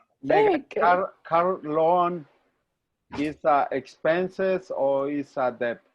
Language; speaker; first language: English; non-native, learner; Spanish